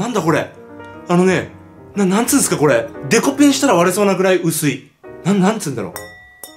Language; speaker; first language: Japanese; native; Japanese